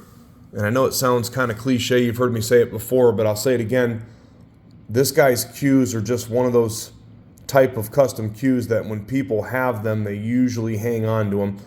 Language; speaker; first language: English; native; English